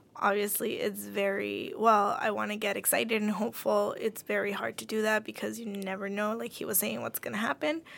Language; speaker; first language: English; early bilingual, other home language; Spanish